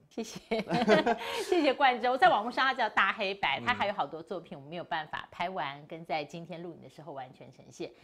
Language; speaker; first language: Chinese; native; Chinese